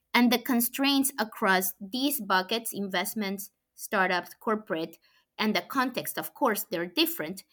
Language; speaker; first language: English; non-native, fluent; Spanish